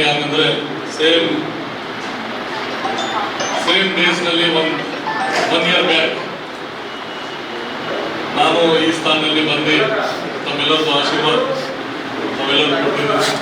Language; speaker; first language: Kannada; non-native, local second language; Urdu